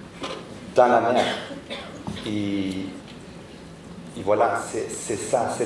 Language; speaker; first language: French; non-native, fluent; Spanish